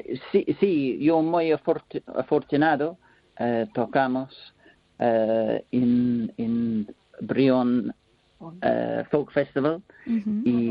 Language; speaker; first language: Spanish; non-native, learner; English